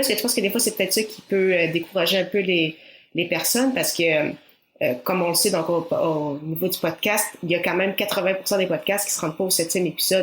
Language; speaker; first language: French; native; French